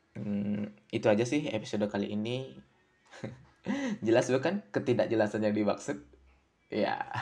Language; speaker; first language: Indonesian; native; Indonesian